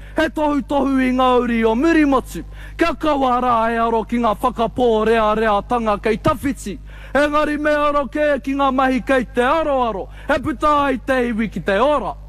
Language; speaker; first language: Māori; native; Māori